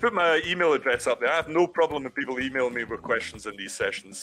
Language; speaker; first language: English; native; English